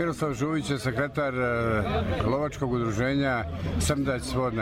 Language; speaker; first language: Croatian; native; Croatian